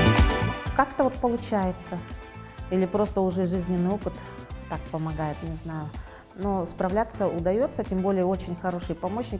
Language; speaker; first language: Russian; native; Russian